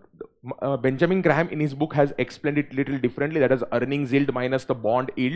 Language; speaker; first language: English; non-native, local second language; Hindi